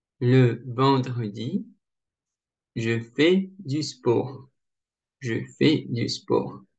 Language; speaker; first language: French; non-native, learner; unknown